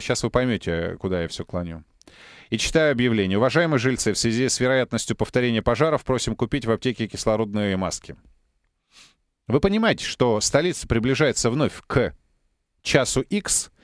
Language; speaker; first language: Russian; native; Russian